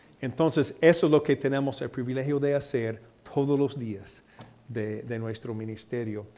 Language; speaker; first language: Spanish; non-native, fluent; English